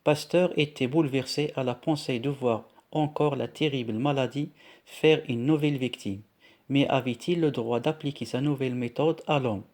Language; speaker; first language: French; non-native, local second language; Arabic